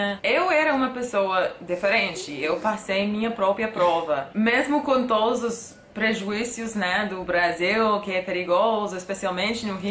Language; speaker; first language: Portuguese; non-native, fluent; English